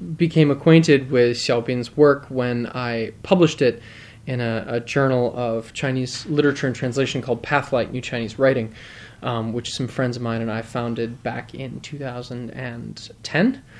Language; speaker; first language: English; native; English